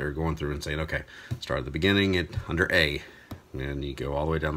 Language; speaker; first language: English; native; English